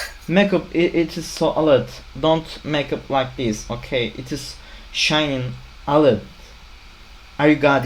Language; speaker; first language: English; non-native, learner; Turkish